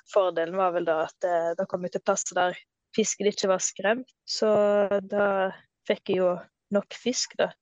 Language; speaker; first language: Norwegian; native; Norwegian